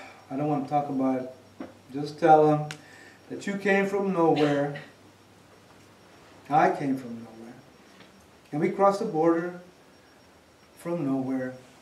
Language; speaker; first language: English; early bilingual, other home language; Spanish